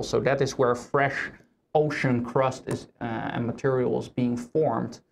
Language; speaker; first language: English; non-native, fluent; Dutch